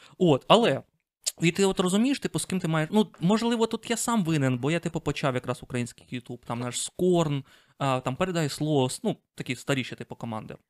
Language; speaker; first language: Ukrainian; non-native, local second language; Russian